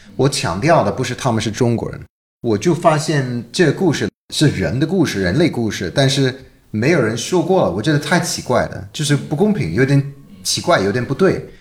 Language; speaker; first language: Chinese; non-native, fluent; English